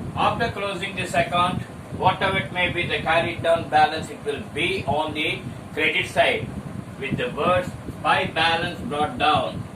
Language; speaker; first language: English; non-native, local second language; Telugu